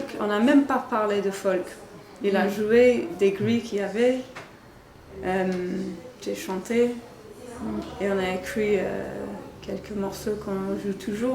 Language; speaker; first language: French; non-native, fluent; English